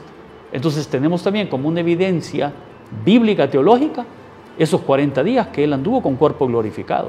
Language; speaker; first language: Spanish; native; Spanish